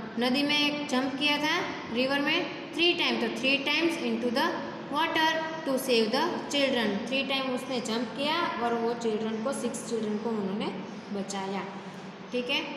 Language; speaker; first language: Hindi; non-native, local second language; Gujarati